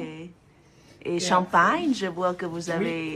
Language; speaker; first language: French; non-native, learner; English